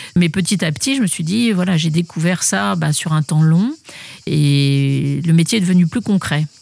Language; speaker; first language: French; native; French